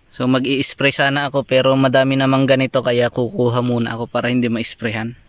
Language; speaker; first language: Filipino; non-native, local second language; Iloko